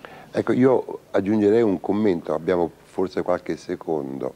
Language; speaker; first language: Italian; native; Italian